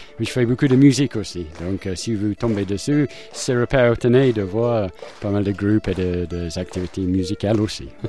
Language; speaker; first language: French; non-native, fluent; English